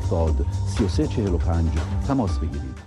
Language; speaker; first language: Persian; native; Persian